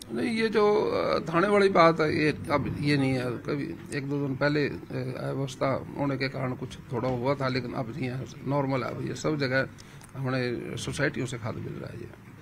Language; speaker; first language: Hindi; native; Hindi